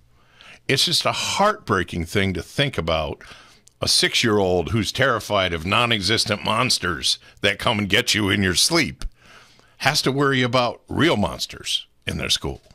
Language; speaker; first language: English; native; English